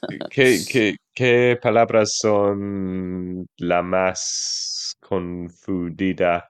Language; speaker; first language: Spanish; non-native, learner; English